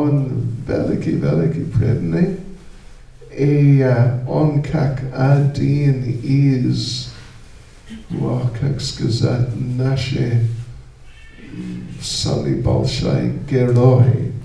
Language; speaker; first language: Russian; non-native, learner; English